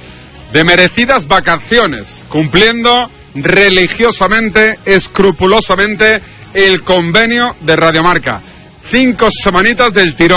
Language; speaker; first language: Spanish; native; Spanish